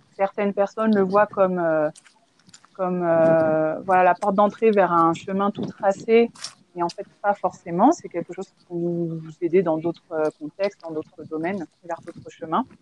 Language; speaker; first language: French; native; French